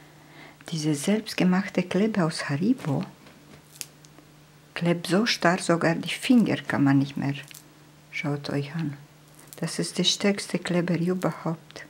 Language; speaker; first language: German; non-native, fluent; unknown